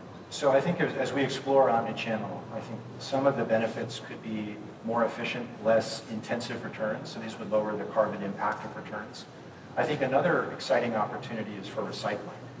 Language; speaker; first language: English; native; English